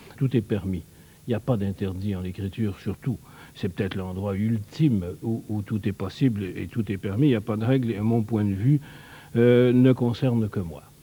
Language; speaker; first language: French; native; French